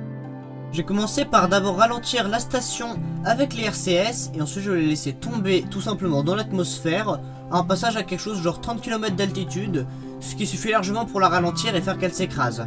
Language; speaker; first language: French; native; French